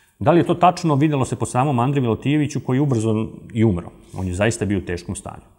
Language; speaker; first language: Serbian; native; Serbian